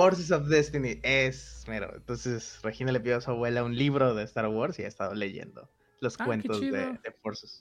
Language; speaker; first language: Spanish; native; Spanish